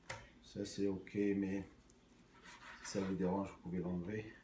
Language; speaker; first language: French; non-native, local second language; Arabic